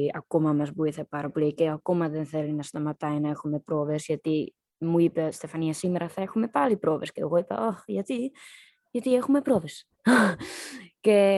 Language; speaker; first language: Greek; early bilingual, heritage; Dutch